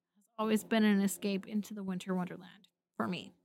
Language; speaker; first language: English; native; English